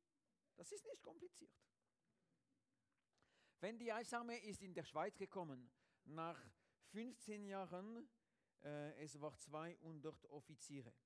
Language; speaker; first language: German; non-native, learner; French